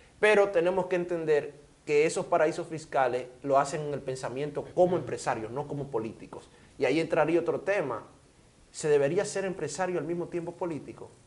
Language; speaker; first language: Spanish; native; Spanish